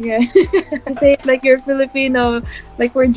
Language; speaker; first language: English; non-native, local second language; Filipino